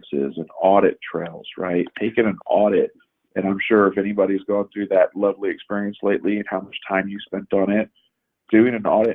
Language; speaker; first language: English; native; English